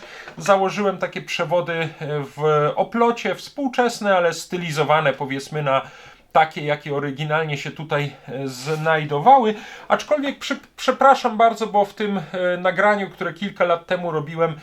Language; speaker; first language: Polish; native; Polish